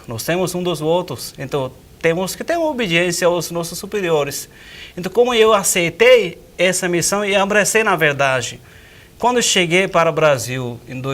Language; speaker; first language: Portuguese; non-native, fluent; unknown